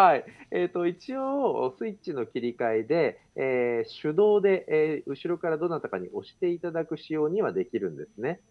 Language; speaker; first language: Japanese; native; Japanese